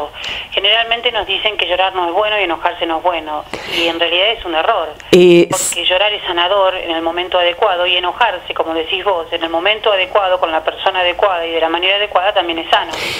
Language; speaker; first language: Spanish; native; Spanish